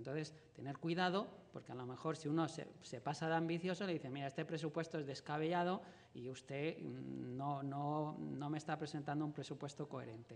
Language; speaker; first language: Spanish; native; Spanish